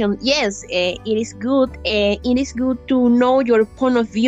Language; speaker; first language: English; non-native, learner; Spanish